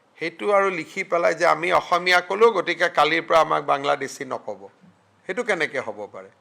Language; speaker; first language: Assamese; native; Assamese